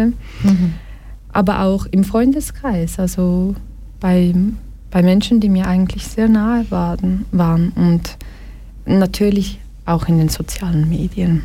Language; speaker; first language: German; early bilingual, other home language; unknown